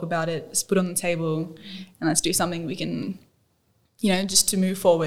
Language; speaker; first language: English; non-native, local second language; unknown